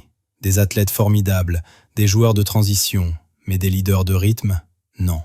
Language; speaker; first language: French; native; French